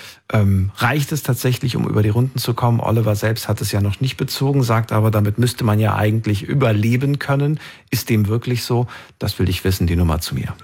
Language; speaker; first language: German; native; German